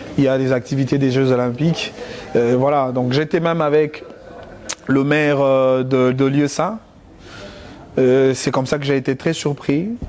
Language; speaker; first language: French; non-native, local second language; Lingala